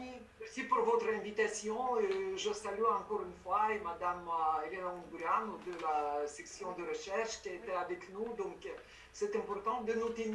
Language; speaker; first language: French; non-native, fluent; Romanian